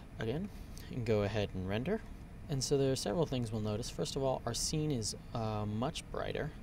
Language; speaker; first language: English; native; English